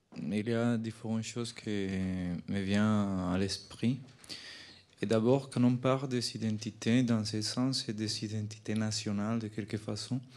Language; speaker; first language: French; non-native, learner; Spanish